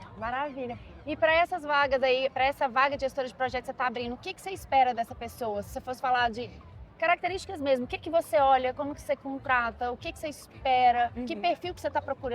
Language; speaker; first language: Portuguese; native; Portuguese